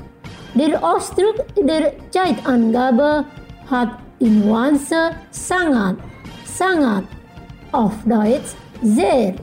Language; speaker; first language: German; non-native, fluent; Indonesian